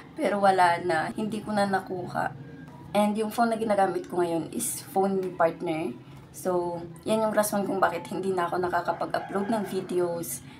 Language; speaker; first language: Filipino; native; Filipino